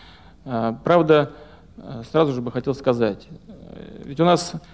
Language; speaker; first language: Russian; native; Russian